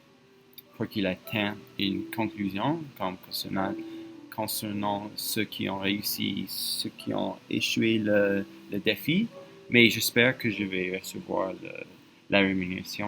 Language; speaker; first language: French; non-native, fluent; English